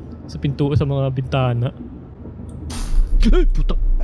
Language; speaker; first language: Filipino; native; Filipino